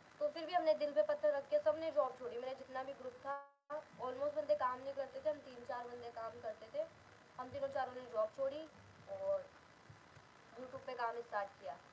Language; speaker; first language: Hindi; native; Hindi